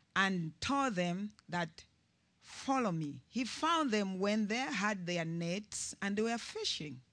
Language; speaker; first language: English; non-native, local second language; Ganda